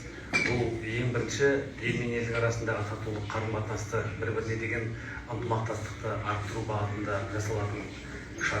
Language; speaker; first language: Kazakh; native; Kazakh